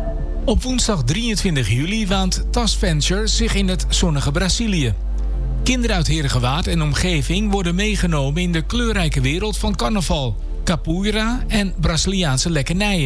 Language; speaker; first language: Dutch; native; Dutch